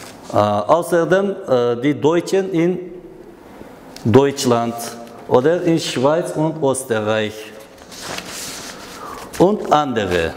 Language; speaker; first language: German; non-native, learner; Uzbek